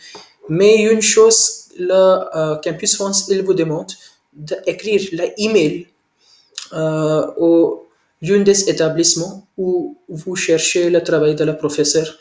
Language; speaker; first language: French; non-native, learner; Hindi